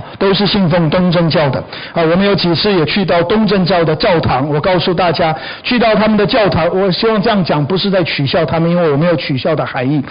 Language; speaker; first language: Chinese; native; Chinese